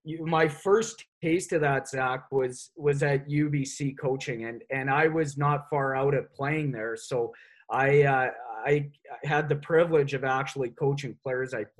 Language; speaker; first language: English; native; English